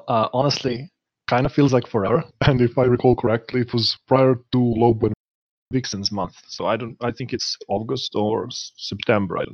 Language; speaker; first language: English; non-native, fluent; Serbian